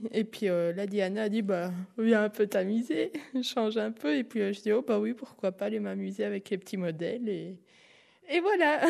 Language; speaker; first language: French; native; French